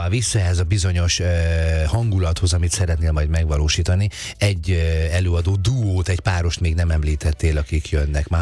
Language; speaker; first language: Hungarian; native; Hungarian